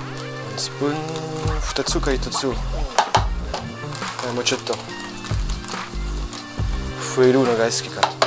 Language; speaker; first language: Japanese; non-native, learner; French